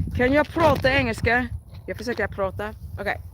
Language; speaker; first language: Swedish; non-native, learner; English